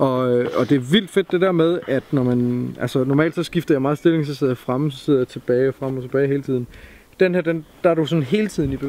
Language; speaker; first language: Danish; native; Danish